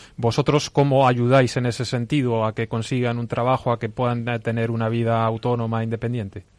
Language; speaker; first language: Spanish; native; Spanish